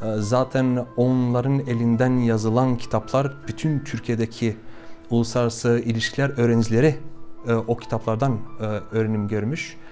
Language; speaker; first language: Turkish; non-native, fluent; Albanian